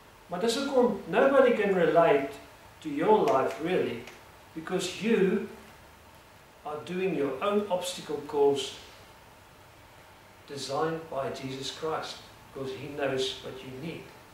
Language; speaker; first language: English; non-native, local second language; Afrikaans